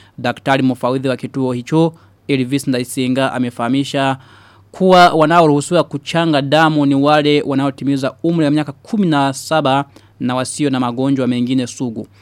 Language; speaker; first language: Swahili; non-native, local second language; Rundi